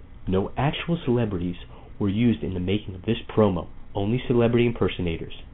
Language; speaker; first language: English; native; English